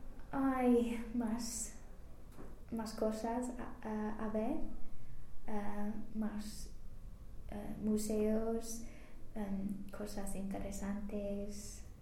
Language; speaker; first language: Spanish; non-native, learner; English